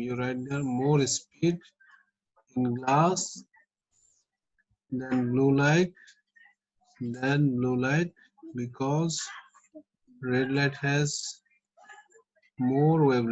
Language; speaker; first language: English; non-native, local second language; Bangla